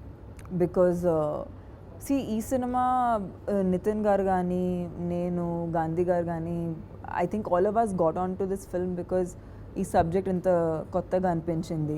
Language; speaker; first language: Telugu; non-native, fluent; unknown